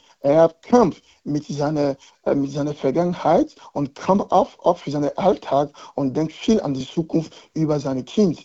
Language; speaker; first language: German; non-native, learner; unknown